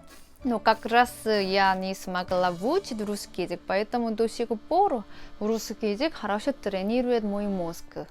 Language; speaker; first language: Russian; non-native, fluent; Korean